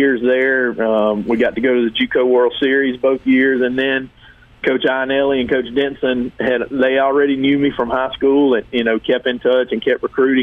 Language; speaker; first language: English; native; English